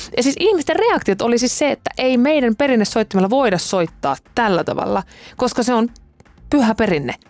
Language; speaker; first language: Finnish; native; Finnish